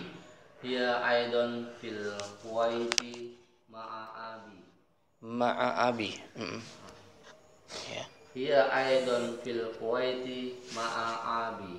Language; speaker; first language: Arabic; non-native, learner; Indonesian